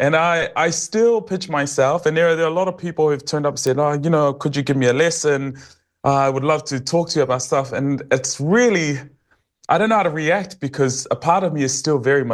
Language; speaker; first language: English; native; English